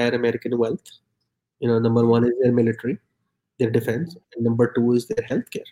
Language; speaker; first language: English; non-native, local second language; Urdu